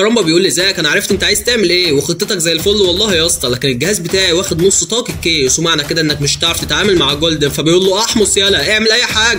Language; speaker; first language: Arabic; native; Arabic